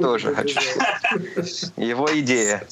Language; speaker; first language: Russian; early bilingual, heritage; Russian